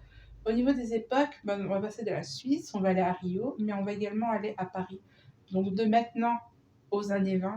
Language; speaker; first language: French; native; French